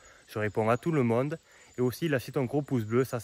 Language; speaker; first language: French; native; French